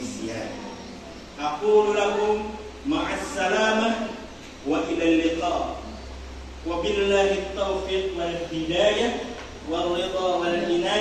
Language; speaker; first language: Arabic; non-native, learner; Indonesian